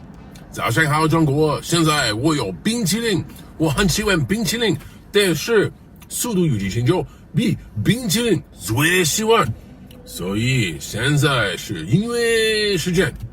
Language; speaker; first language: Chinese; non-native, learner; English